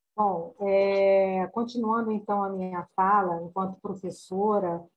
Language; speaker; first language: Portuguese; native; Portuguese